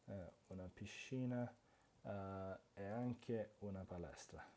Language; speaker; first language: Italian; non-native, fluent; English